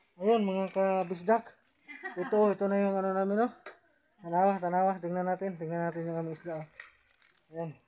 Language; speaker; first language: Filipino; non-native, local second language; Cebuano